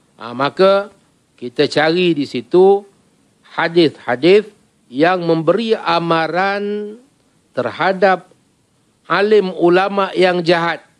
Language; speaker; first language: Malay; native; Malay